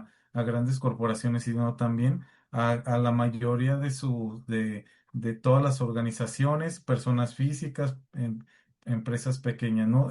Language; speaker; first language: Spanish; native; Spanish